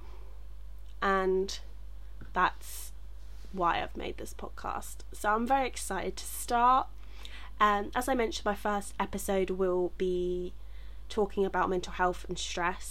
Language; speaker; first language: English; native; English